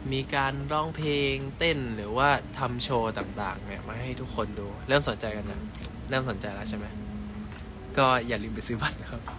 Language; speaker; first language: Thai; native; Thai